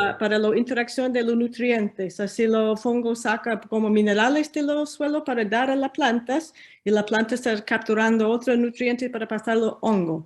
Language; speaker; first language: Spanish; non-native, learner; English